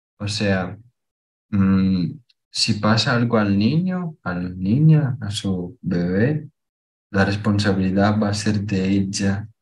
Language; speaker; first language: Spanish; non-native, fluent; Portuguese